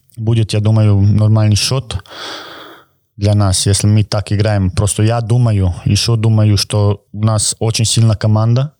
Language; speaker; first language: Russian; non-native, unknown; Croatian